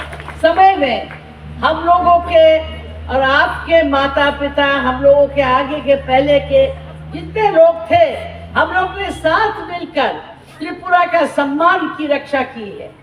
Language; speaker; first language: Hindi; non-native, local second language; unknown